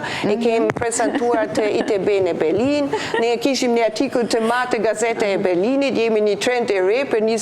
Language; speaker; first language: Albanian; non-native, fluent; German